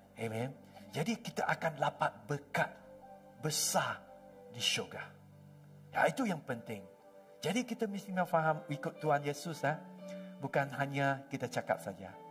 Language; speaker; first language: Malay; non-native, local second language; Chinese